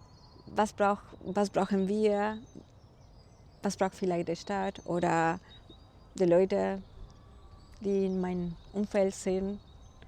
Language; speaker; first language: German; non-native, fluent; Spanish